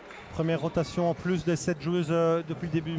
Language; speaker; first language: French; native; French